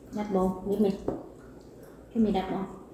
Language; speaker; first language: English; non-native, learner; Vietnamese